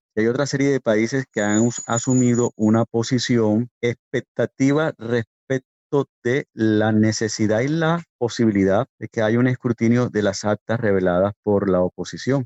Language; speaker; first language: Spanish; native; Spanish